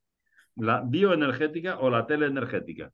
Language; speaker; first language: Spanish; native; Spanish